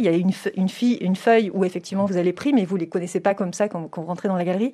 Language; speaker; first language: French; native; French